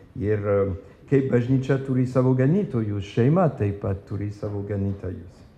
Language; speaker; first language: Lithuanian; non-native, fluent; French